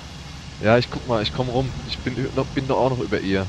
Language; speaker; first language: German; native; German